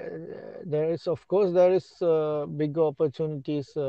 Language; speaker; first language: English; non-native, learner; Malayalam